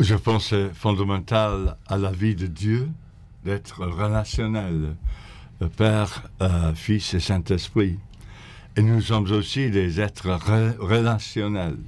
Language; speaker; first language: French; non-native, fluent; English